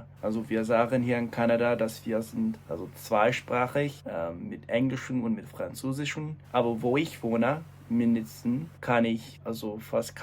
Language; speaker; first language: German; non-native, fluent; English